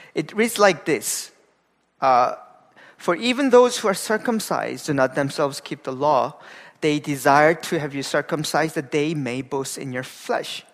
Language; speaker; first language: English; non-native, fluent; Korean